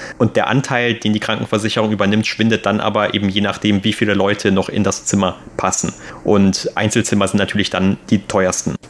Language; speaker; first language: German; native; German